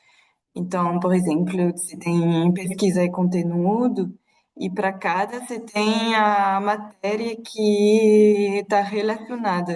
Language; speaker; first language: Portuguese; non-native, fluent; French